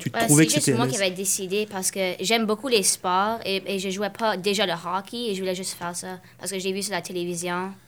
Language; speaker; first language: French; non-native, local second language; English